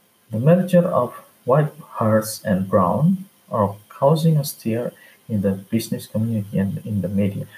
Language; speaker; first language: English; non-native, fluent; Indonesian